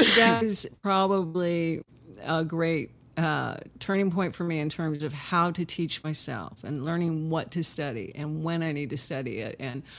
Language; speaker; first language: English; native; English